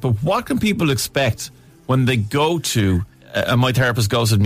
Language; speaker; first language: English; native; English